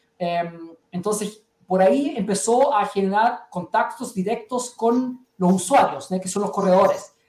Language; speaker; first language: Spanish; early bilingual, heritage; Spanish